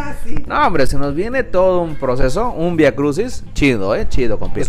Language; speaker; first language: Spanish; native; Spanish